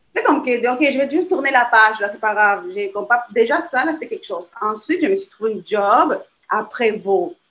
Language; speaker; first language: French; non-native, fluent; Spanish